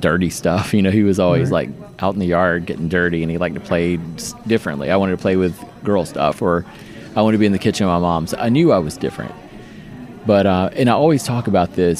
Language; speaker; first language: English; native; English